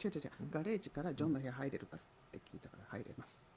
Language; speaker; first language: Japanese; native; Japanese